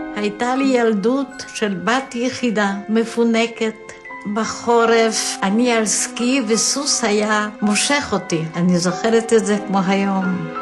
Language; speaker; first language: Hebrew; non-native, fluent; Polish